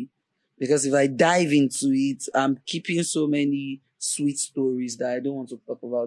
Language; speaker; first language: English; non-native, local second language; Yoruba